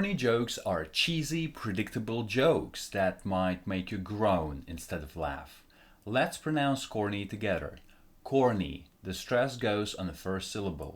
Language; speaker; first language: English; non-native, fluent; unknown